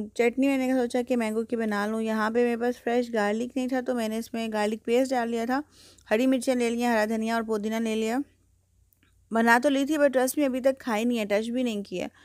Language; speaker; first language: Urdu; native; Urdu